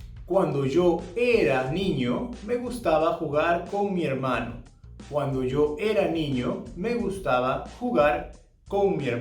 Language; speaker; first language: Spanish; non-native, fluent; English